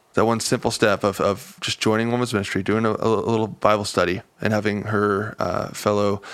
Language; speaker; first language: English; native; English